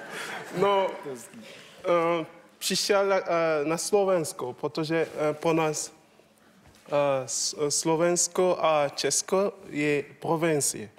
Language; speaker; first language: Czech; non-native, learner; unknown